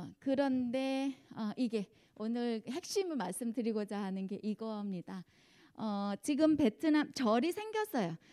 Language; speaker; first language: Korean; non-native, fluent; Vietnamese